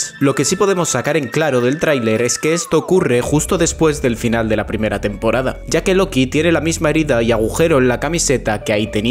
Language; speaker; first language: Spanish; native; Spanish